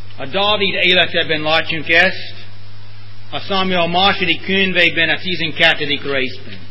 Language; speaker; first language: Hungarian; non-native, fluent; English